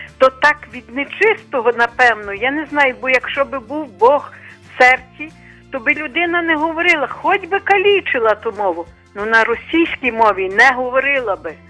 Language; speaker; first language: Ukrainian; native; Ukrainian